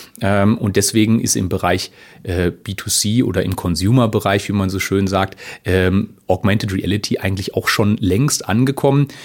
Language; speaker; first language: German; native; German